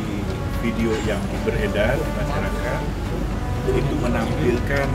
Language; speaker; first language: Indonesian; native; Indonesian